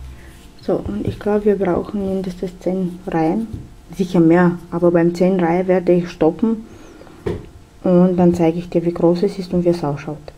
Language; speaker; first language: German; non-native, fluent; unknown